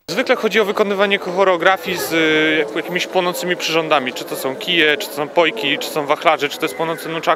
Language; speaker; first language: Polish; native; Polish